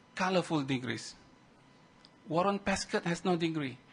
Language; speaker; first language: English; non-native, local second language; Malay